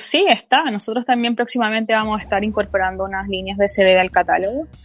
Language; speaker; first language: Spanish; native; Spanish